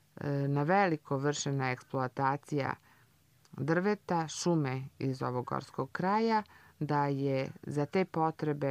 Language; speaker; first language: Croatian; native; Croatian